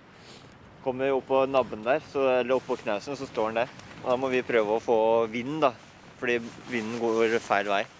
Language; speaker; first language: Norwegian; native; Norwegian